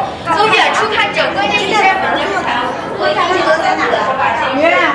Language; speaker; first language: Chinese; native; Chinese